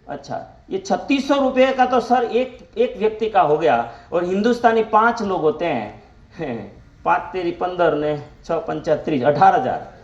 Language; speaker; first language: Hindi; non-native, local second language; Gujarati